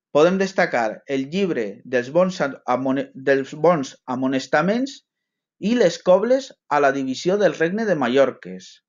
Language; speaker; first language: Catalan; non-native, local second language; Spanish